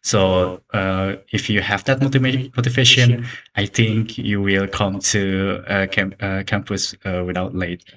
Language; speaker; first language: English; non-native, learner; Indonesian